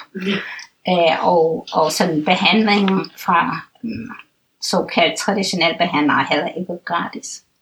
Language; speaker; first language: Danish; non-native, fluent; English